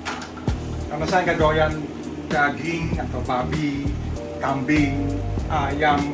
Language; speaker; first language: Indonesian; early bilingual, heritage; Dutch